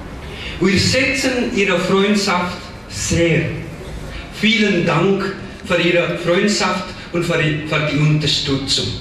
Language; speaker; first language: German; non-native, fluent; Nepali